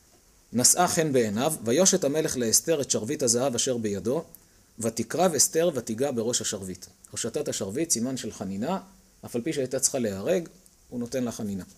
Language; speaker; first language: Hebrew; native; Hebrew